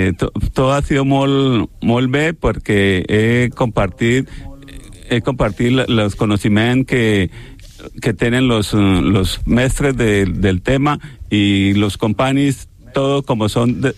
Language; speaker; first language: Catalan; non-native, learner; Spanish